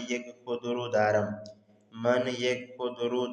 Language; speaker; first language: Persian; non-native, local second language; Urdu